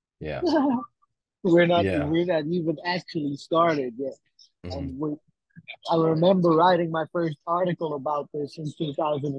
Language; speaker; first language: English; non-native, fluent; Dutch